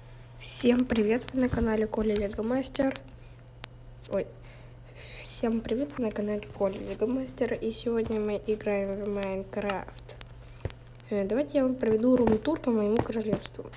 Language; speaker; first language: Russian; native; Russian